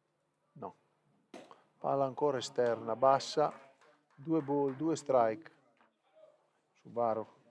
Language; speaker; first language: Italian; native; Italian